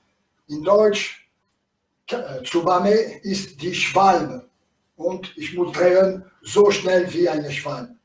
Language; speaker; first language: German; non-native, learner; French